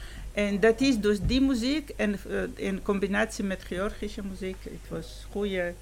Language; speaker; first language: Dutch; non-native, fluent; Georgian